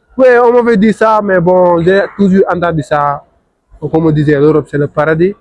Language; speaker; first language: French; non-native, local second language; Wolof